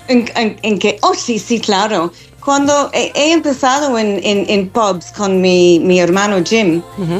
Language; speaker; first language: Spanish; non-native, fluent; English